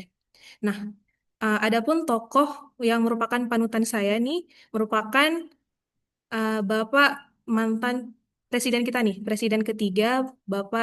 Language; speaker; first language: Indonesian; native; Indonesian